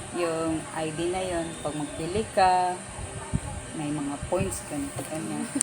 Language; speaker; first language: Filipino; native; Filipino